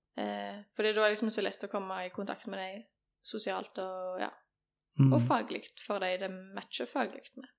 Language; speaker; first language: Norwegian; native; Norwegian